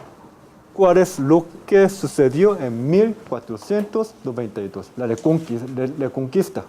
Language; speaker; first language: Spanish; non-native, fluent; Korean